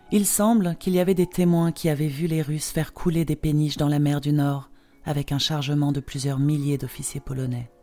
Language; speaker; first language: French; non-native, fluent; Polish